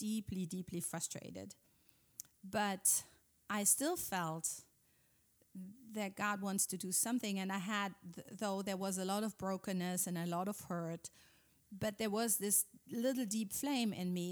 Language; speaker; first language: English; non-native, fluent; German